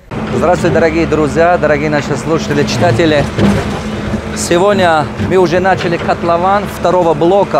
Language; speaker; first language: Russian; non-native, local second language; Tajik